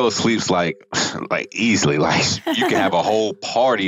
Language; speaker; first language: English; native; English